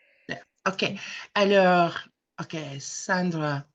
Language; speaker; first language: French; non-native, fluent; English